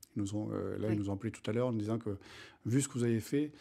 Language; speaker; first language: French; native; French